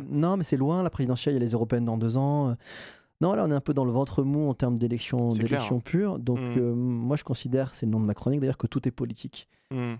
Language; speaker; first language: French; native; French